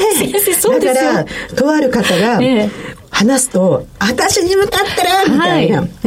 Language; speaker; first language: Japanese; native; Japanese